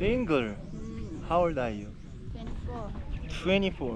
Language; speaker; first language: English; non-native, learner; Korean